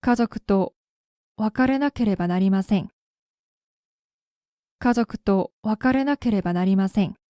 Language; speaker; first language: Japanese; non-native, fluent; Korean